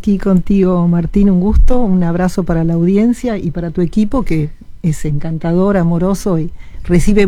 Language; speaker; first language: Spanish; native; Spanish